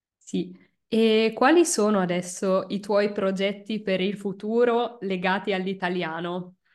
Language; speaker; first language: Italian; native; Italian